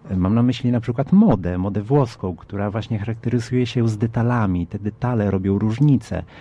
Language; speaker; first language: Polish; non-native, fluent; Italian